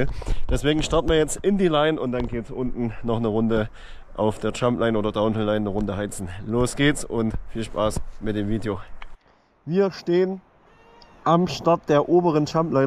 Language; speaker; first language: German; native; German